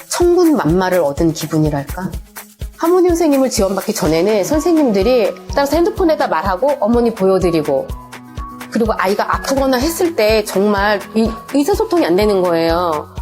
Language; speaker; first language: Korean; native; Korean